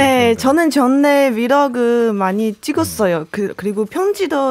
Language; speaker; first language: Korean; non-native, learner; Chinese